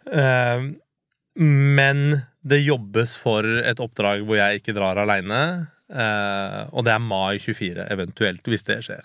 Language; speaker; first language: Norwegian; early bilingual, other home language; Persian